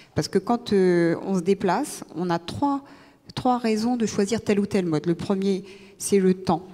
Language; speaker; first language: French; native; French